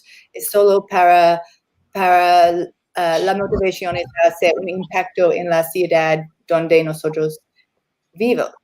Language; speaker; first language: Spanish; non-native, learner; English